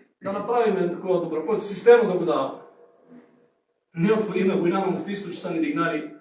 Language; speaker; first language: Bulgarian; native; Bulgarian